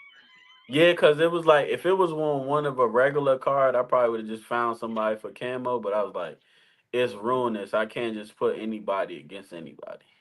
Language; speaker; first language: English; native; English